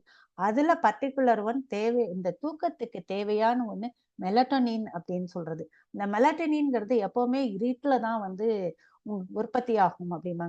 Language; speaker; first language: Tamil; native; Tamil